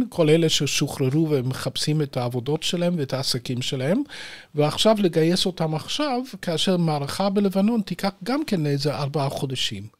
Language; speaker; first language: Hebrew; native; Hebrew